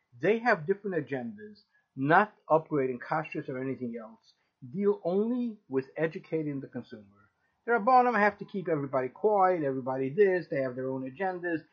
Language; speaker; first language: English; native; English